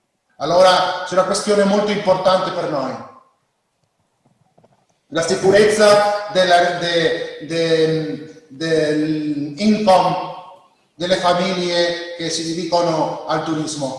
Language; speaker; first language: Italian; non-native, learner; Spanish